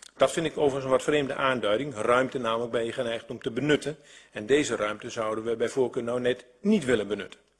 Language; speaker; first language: Dutch; native; Dutch